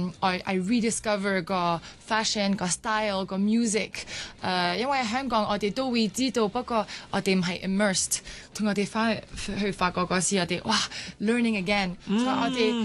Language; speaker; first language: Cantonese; non-native, local second language; French